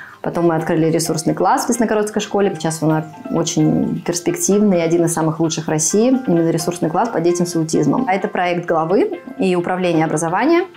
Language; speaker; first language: Russian; native; Russian